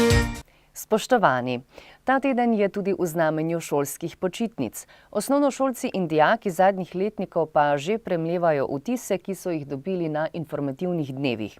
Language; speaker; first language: Slovenian; native; Slovenian